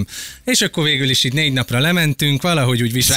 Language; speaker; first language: Hungarian; native; Hungarian